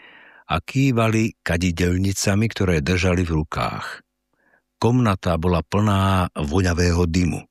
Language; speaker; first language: Slovak; native; Slovak